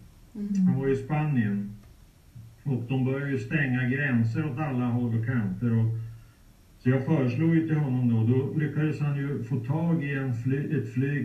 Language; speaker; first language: Swedish; native; Swedish